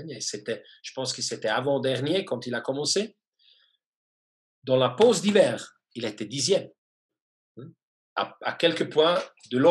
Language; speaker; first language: French; non-native, fluent; German